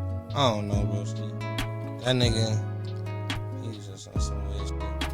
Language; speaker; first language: English; native; English